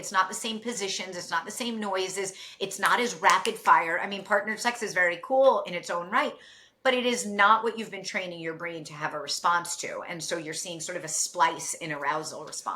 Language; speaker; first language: English; native; English